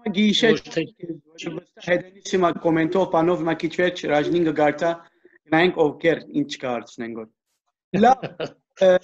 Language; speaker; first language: Armenian; early bilingual, heritage; Armenian